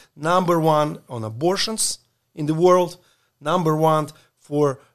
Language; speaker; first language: English; non-native, learner; Ukrainian